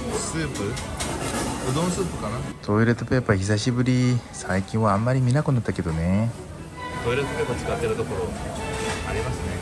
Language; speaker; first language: Japanese; non-native, fluent; Korean